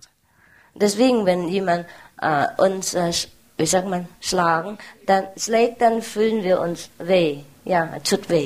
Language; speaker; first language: German; non-native, learner; Vietnamese